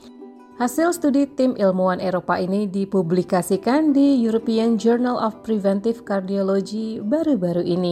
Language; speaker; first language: Indonesian; native; Indonesian